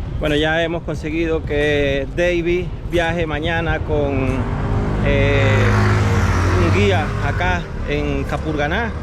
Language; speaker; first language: Spanish; native; Spanish